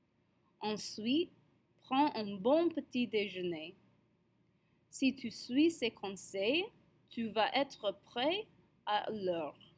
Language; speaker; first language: French; non-native, fluent; English